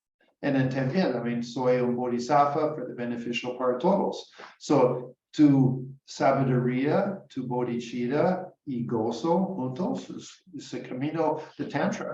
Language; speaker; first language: Spanish; non-native, learner; English